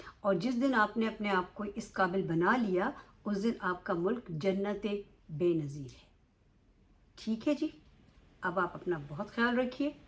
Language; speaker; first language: Urdu; native; Urdu